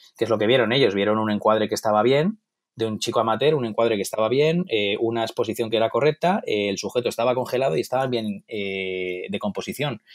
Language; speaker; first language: Spanish; native; Spanish